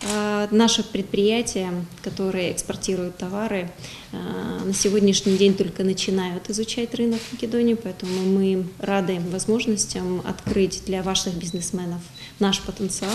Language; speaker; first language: Russian; native; Russian